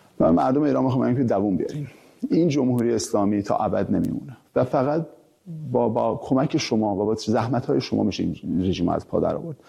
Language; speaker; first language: Persian; early bilingual, heritage; Persian